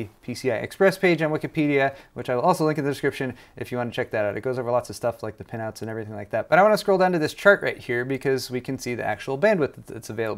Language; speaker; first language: English; native; English